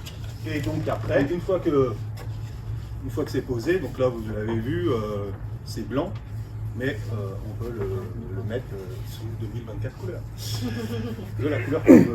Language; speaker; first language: French; native; French